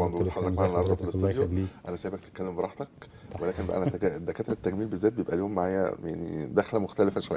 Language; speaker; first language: Arabic; native; Arabic